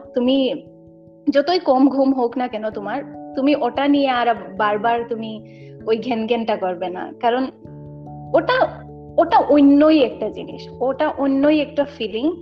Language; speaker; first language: Bangla; non-native, local second language; Assamese